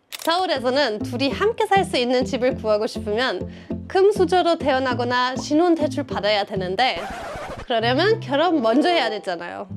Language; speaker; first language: Korean; non-native, fluent; German